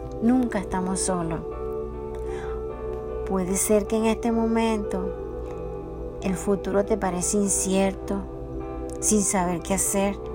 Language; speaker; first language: Spanish; native; Spanish